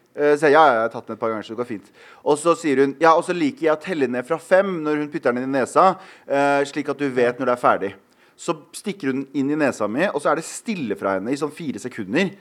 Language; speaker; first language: Norwegian; early bilingual, other home language; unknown